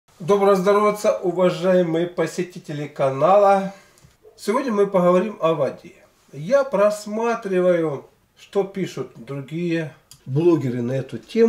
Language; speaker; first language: Russian; native; Russian